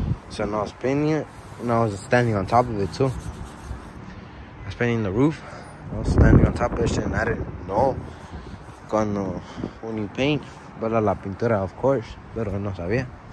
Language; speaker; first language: English; early bilingual, other home language; Spanish